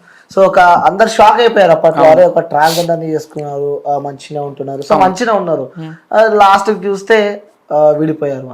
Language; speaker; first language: Telugu; native; Telugu